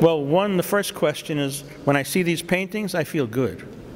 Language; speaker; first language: English; native; English